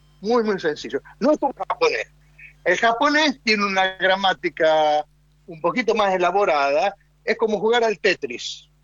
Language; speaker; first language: Spanish; native; Spanish